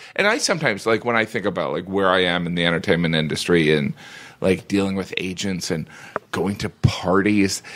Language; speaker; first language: English; native; English